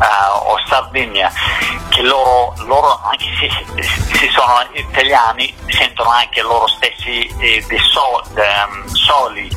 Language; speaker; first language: Italian; non-native, fluent; English